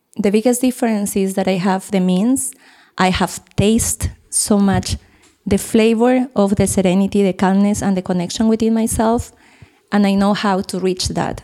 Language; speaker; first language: English; non-native, fluent; Spanish